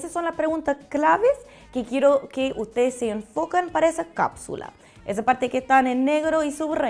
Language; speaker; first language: Spanish; non-native, fluent; English